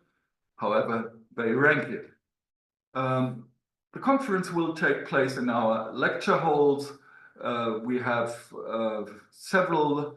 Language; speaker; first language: English; non-native, fluent; German